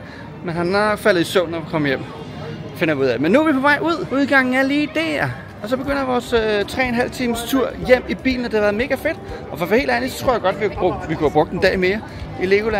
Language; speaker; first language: Danish; native; Danish